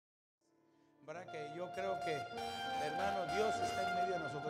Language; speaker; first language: Spanish; native; Spanish